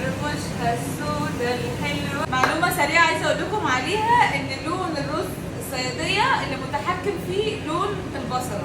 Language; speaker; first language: Arabic; native; Arabic